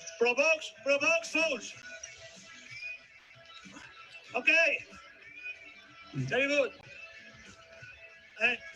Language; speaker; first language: English; non-native, learner; Spanish